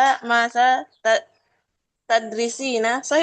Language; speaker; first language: Arabic; non-native, learner; Indonesian